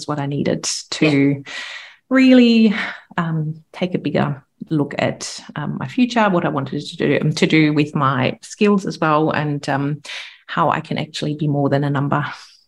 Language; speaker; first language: English; non-native, fluent; German